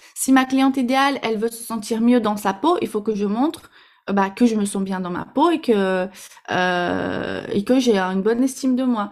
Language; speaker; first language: French; non-native, fluent; Portuguese